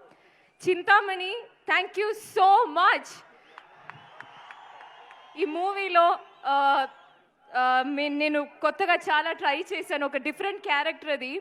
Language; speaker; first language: Telugu; non-native, fluent; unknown